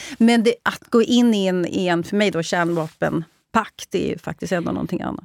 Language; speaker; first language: Swedish; native; Swedish